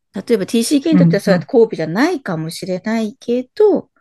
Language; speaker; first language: Japanese; native; Japanese